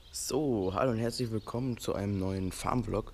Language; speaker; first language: German; native; German